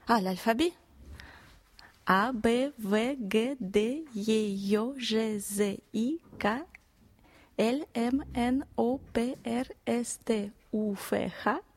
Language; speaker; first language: French; non-native, fluent; Russian